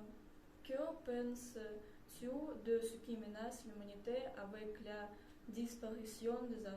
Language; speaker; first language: French; non-native, learner; Russian